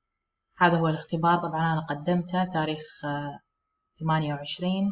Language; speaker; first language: Arabic; native; Arabic